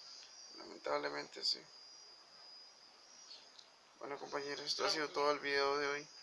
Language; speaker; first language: Spanish; native; Spanish